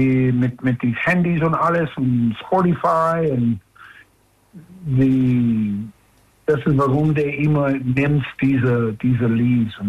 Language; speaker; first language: German; non-native, learner; English